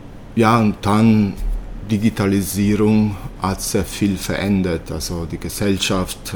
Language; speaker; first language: German; early bilingual, other home language; Italian